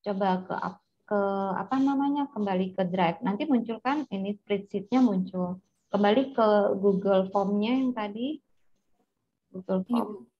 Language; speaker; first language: Indonesian; native; Indonesian